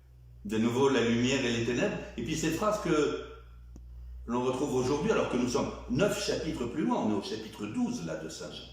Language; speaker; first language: French; native; French